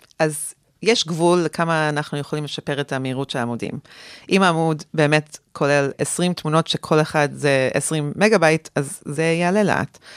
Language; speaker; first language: Hebrew; early bilingual, heritage; Hebrew